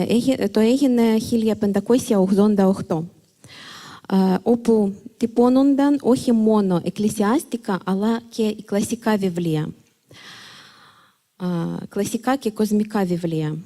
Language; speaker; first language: Greek; non-native, fluent; Ukrainian